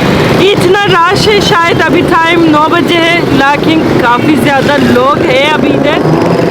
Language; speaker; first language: Hindi; non-native, learner; Turkish